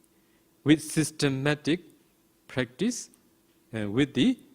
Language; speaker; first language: English; non-native, fluent; Burmese